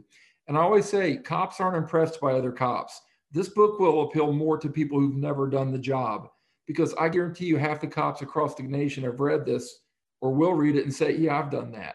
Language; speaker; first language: English; native; English